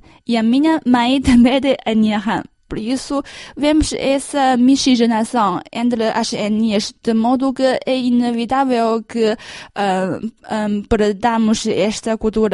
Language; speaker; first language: Portuguese; non-native, fluent; Chinese